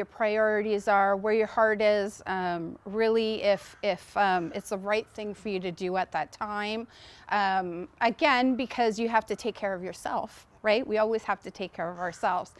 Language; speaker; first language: English; native; English